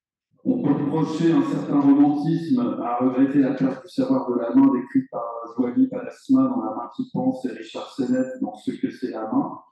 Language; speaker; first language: French; native; French